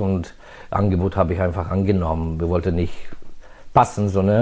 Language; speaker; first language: German; non-native, fluent; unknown